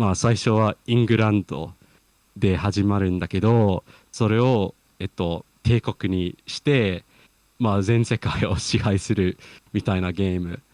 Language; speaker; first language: Japanese; non-native, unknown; English